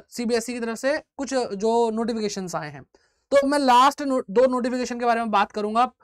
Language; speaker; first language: Hindi; native; Hindi